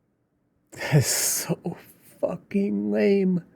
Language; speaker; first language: English; native; English